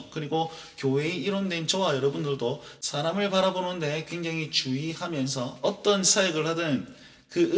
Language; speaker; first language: Korean; native; Korean